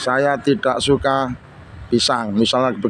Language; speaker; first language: Indonesian; native; Indonesian